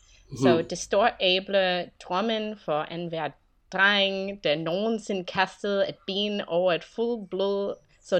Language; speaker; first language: Danish; non-native, fluent; English